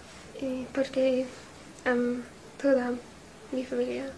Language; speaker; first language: Spanish; non-native, learner; English